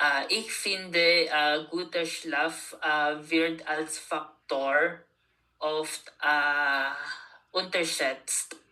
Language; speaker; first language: German; non-native, learner; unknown